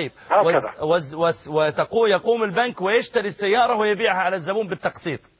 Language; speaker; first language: Arabic; native; Arabic